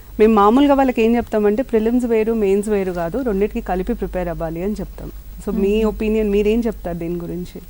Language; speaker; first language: Telugu; native; Telugu